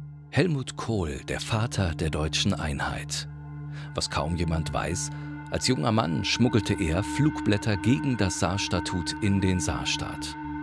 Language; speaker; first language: German; native; German